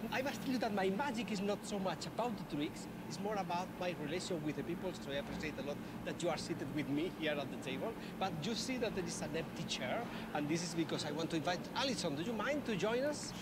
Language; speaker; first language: English; non-native, fluent; Spanish